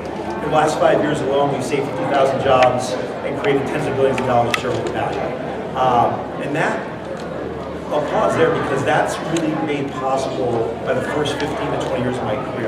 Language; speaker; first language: English; native; English